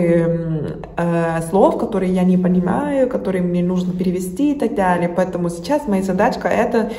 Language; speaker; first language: Russian; non-native, fluent; Spanish